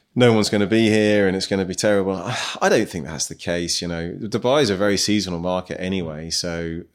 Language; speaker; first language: English; native; English